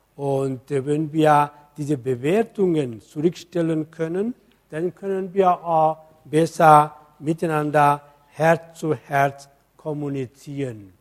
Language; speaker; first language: German; non-native, fluent; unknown